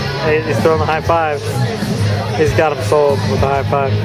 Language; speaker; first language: English; native; English